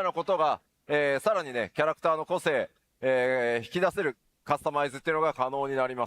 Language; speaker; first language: Japanese; native; Japanese